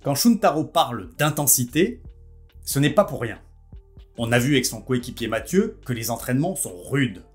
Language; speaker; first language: French; native; French